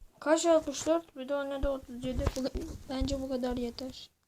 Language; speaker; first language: Turkish; native; Turkish